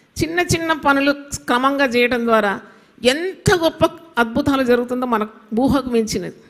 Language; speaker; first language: Telugu; non-native, local second language; Malayalam